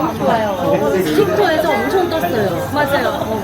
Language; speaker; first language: Korean; non-native, fluent; Chinese